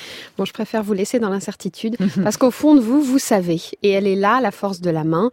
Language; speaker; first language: French; native; French